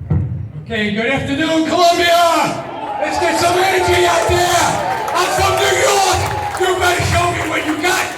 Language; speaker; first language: English; native; English